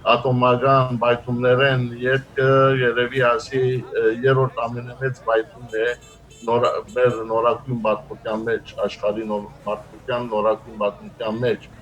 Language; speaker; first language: Armenian; early bilingual, heritage; Armenian